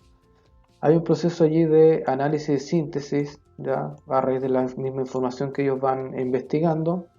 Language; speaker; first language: Spanish; native; Spanish